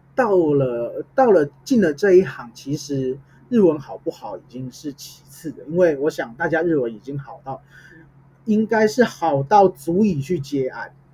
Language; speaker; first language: Chinese; native; Chinese